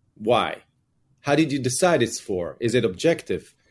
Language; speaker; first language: English; non-native, fluent; Hebrew